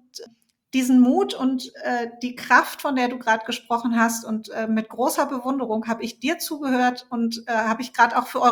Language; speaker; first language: German; native; German